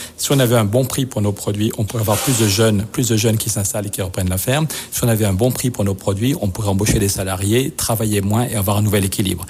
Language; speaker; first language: French; native; French